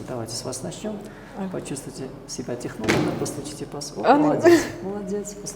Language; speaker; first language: Russian; native; Russian